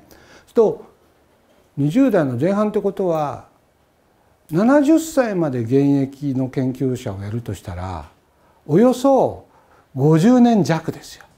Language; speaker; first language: Japanese; native; Japanese